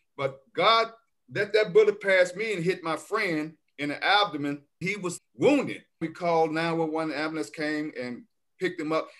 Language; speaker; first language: English; native; English